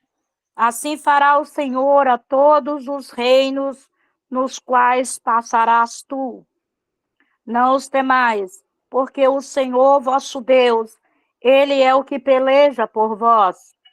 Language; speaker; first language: Portuguese; native; Portuguese